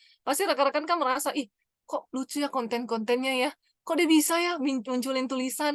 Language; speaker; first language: Indonesian; native; Indonesian